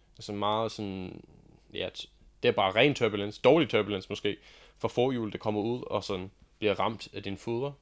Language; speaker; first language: Danish; non-native, fluent; English